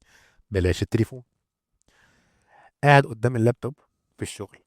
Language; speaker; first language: Arabic; native; Arabic